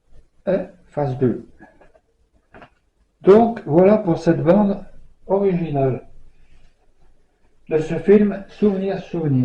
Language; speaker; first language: French; native; French